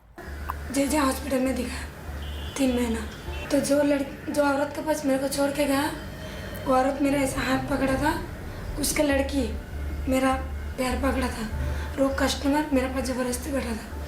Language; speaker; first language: Hindi; non-native, fluent; Bangla